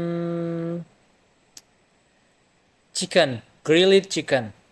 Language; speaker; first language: English; non-native, learner; Indonesian